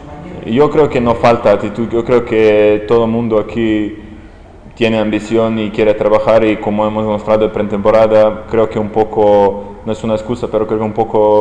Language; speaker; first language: Spanish; non-native, learner; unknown